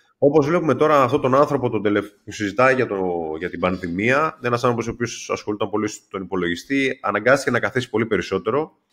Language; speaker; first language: Greek; native; Greek